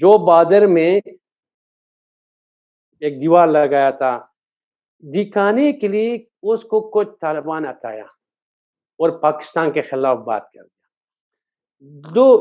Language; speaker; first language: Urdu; non-native, fluent; Persian